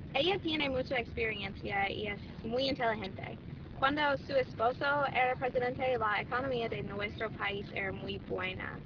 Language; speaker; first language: Spanish; non-native, learner; English